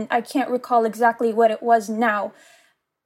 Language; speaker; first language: English; native; English